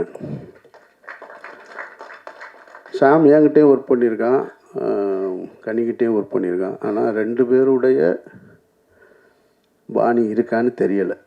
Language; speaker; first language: Tamil; native; Tamil